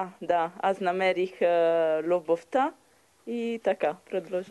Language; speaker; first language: Bulgarian; non-native, learner; Italian